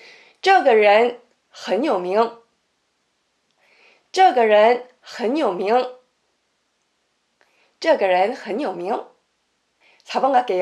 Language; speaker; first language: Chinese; non-native, fluent; Korean